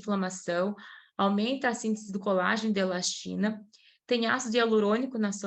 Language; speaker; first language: Portuguese; native; Portuguese